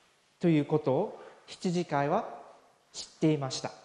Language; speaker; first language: Japanese; non-native, fluent; English